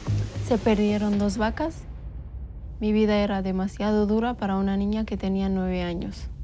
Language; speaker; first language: Spanish; non-native, local second language; Amharic